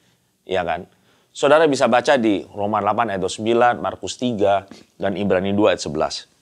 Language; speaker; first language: Indonesian; native; Indonesian